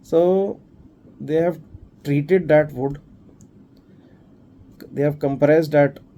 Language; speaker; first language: English; non-native, local second language; Hindi